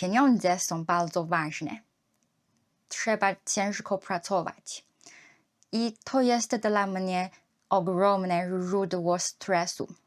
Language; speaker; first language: Polish; non-native, learner; Chinese